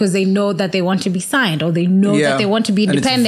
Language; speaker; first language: English; non-native, local second language; Swahili